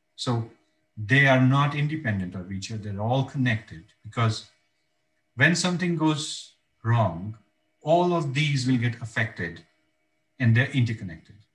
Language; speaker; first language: English; non-native, local second language; Bangla